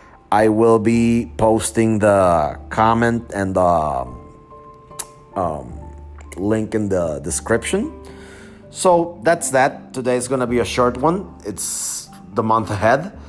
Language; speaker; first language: English; non-native, fluent; Spanish